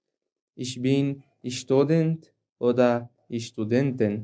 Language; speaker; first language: German; non-native, fluent; Pashto